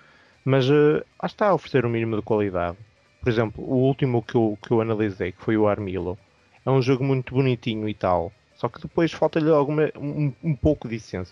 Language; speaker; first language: Portuguese; native; Portuguese